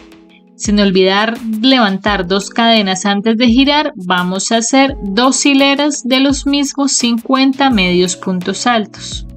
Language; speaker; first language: Spanish; native; Spanish